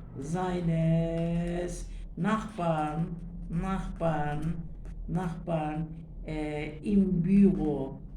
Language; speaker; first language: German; non-native, learner; Turkish